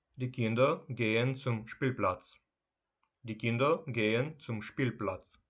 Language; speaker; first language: German; non-native, fluent; Ukrainian